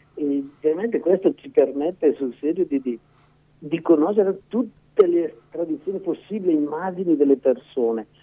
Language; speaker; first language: Italian; native; Italian